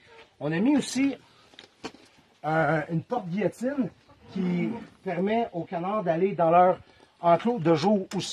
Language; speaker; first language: French; native; French